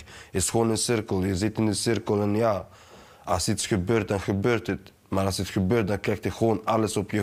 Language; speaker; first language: Dutch; early bilingual, other home language; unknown